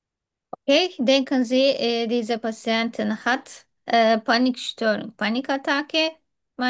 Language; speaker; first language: German; non-native, learner; Turkish